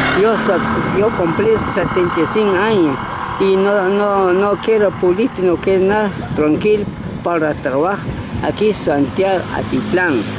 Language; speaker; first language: Spanish; non-native, local second language; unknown